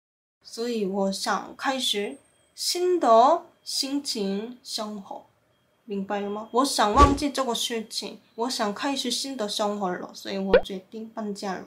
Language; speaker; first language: Chinese; non-native, fluent; Korean